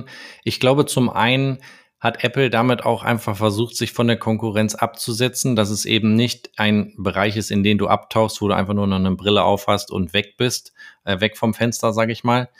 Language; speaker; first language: German; native; German